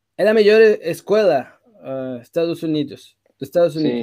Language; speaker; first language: Portuguese; non-native, learner; Spanish